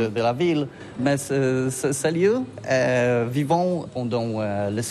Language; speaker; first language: French; non-native, learner; Polish